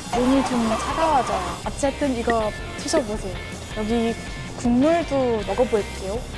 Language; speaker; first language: Korean; non-native, fluent; German